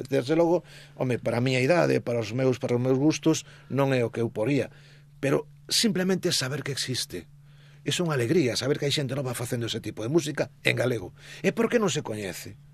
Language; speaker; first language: Galician; native; Galician